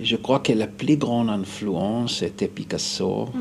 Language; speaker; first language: French; non-native, fluent; Hebrew